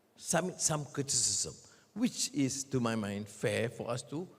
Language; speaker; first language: English; non-native, local second language; Malay